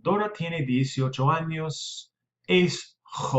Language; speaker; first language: Spanish; non-native, fluent; English